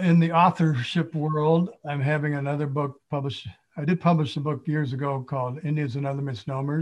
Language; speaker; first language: English; native; English